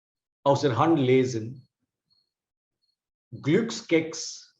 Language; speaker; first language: German; non-native, fluent; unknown